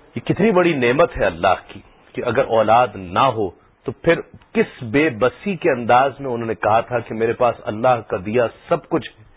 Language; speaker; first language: Urdu; native; Urdu